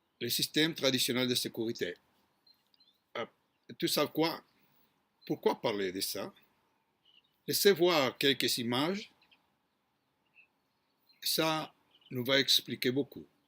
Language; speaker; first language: French; non-native, fluent; Hebrew